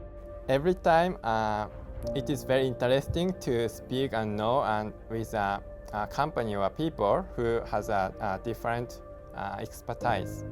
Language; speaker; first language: English; non-native, learner; Japanese